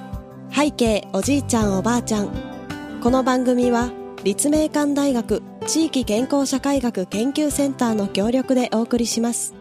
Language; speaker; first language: Japanese; native; Japanese